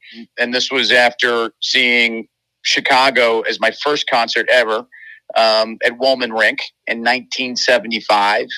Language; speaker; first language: English; native; English